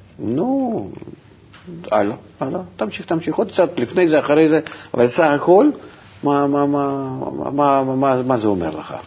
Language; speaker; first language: Hebrew; non-native, fluent; Russian